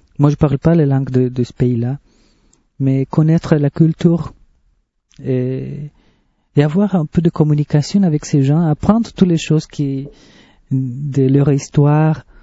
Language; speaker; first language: French; non-native, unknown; Spanish